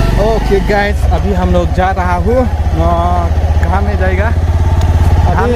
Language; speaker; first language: Hindi; non-native, local second language; Karbi